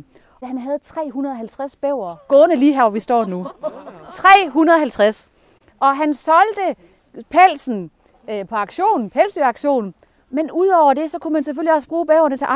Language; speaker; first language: Danish; native; Danish